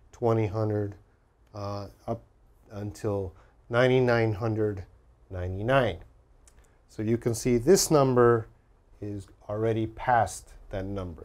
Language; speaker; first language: English; native; English